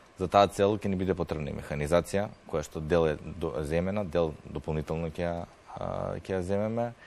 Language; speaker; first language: Macedonian; native; Macedonian